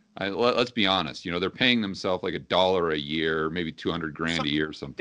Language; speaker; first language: English; native; English